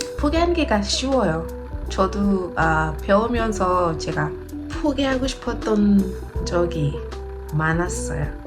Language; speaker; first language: Korean; non-native, learner; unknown